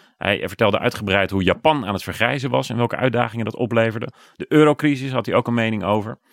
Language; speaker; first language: Dutch; native; Dutch